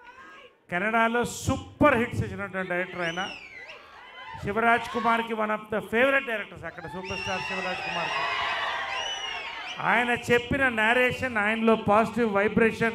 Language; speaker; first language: Telugu; native; Telugu